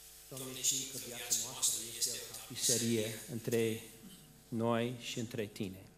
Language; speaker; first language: Romanian; non-native, fluent; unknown